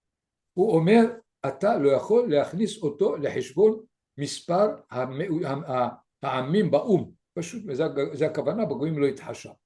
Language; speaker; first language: Hebrew; non-native, fluent; French